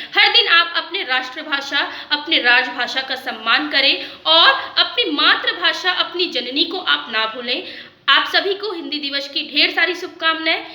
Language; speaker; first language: Hindi; native; Hindi